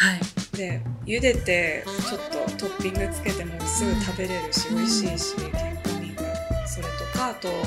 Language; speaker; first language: Japanese; non-native, fluent; English